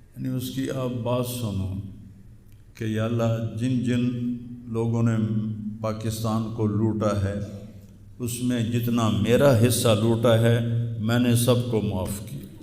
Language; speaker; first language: Urdu; non-native, local second language; Punjabi